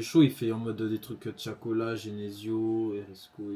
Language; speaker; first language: French; native; French